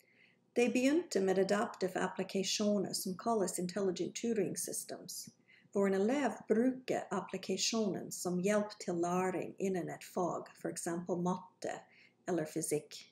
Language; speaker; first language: Norwegian; non-native, fluent; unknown